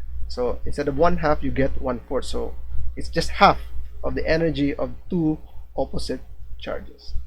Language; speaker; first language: English; non-native, local second language; Filipino